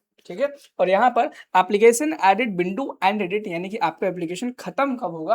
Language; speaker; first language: Hindi; native; Hindi